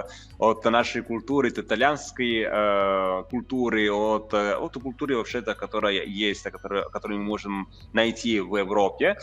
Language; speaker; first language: Russian; non-native, fluent; Italian